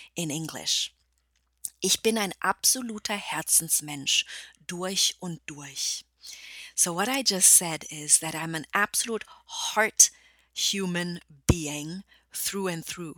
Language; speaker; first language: English; non-native, fluent; German